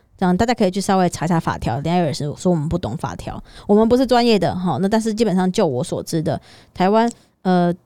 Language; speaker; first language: Chinese; native; Chinese